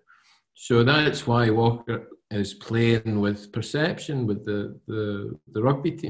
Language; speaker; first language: English; native; English